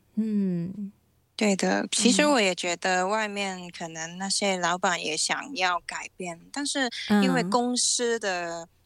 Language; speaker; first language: Chinese; non-native, local second language; Cantonese